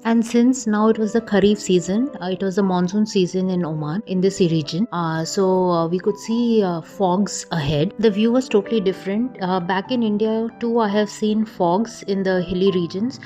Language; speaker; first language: English; non-native, local second language; Bangla